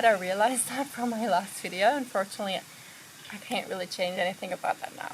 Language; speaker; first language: English; non-native, fluent; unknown